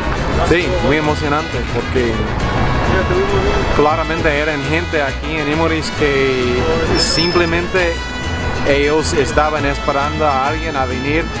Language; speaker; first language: Spanish; non-native, fluent; English